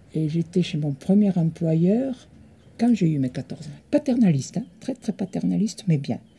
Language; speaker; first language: French; early bilingual, other home language; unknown